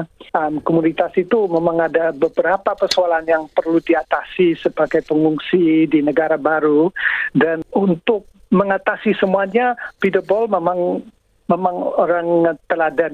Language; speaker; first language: Indonesian; non-native, fluent; English